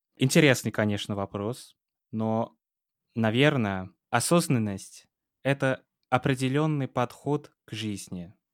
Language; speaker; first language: Russian; non-native, fluent; English